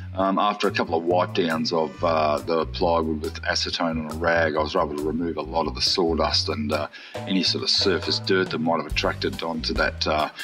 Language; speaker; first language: English; native; English